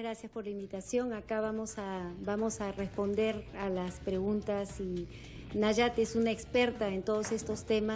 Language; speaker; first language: Spanish; native; Spanish